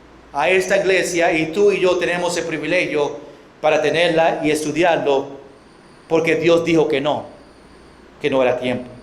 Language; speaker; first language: Spanish; non-native, fluent; English